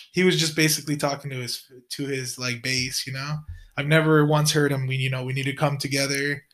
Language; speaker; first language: English; early bilingual, other home language; Spanish